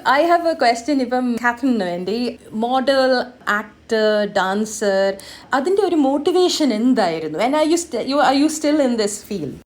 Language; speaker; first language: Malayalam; native; Malayalam